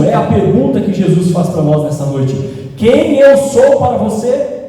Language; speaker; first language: Portuguese; native; Portuguese